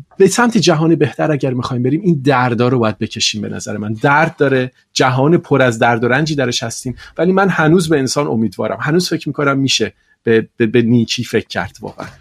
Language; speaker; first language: Persian; non-native, local second language; Kurdish